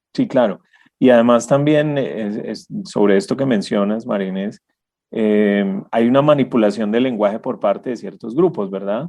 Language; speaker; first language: Spanish; native; Spanish